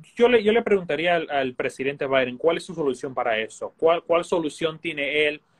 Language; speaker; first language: Spanish; early bilingual, heritage; Spanish